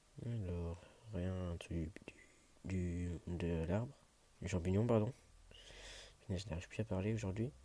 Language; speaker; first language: French; native; French